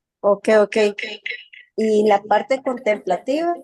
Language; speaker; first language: Spanish; native; Spanish